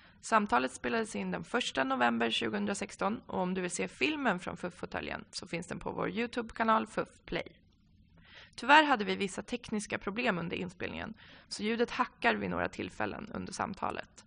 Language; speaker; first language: Swedish; native; Swedish